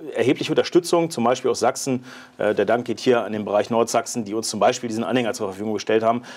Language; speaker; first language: German; native; German